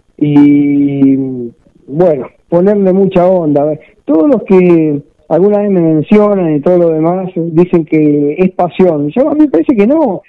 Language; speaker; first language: Spanish; native; Spanish